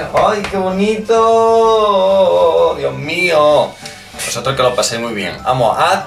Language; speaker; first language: Spanish; native; Spanish